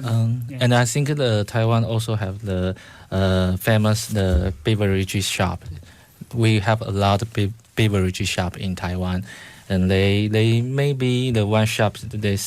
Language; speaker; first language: English; non-native, fluent; Chinese